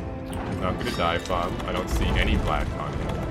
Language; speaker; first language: English; native; English